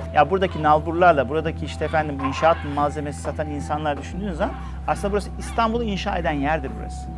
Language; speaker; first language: Turkish; native; Turkish